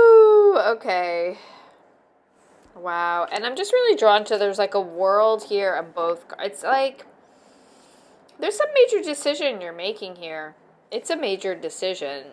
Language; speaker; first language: English; native; English